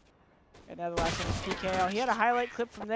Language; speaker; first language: English; native; English